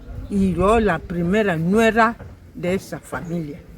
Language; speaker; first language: Spanish; non-native, learner; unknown